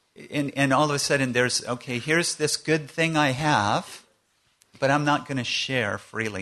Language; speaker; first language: English; native; English